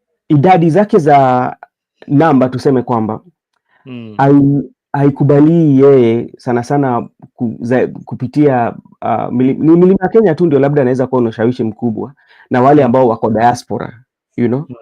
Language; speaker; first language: Swahili; non-native, local second language; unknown